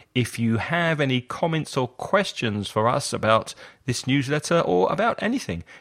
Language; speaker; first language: English; native; English